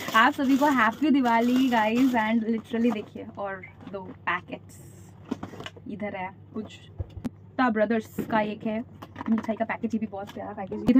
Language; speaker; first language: Hindi; non-native, local second language; Bangla